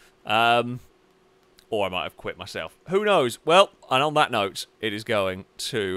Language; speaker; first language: English; native; English